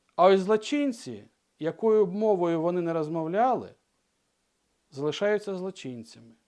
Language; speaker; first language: Ukrainian; non-native, local second language; Russian